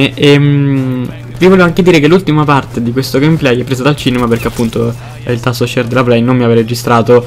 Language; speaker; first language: Italian; native; Italian